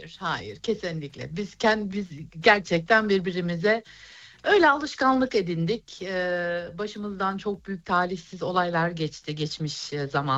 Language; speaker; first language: Turkish; early bilingual, other home language; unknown